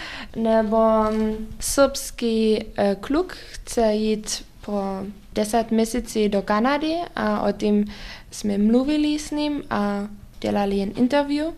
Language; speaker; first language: Czech; non-native, learner; Upper Sorbian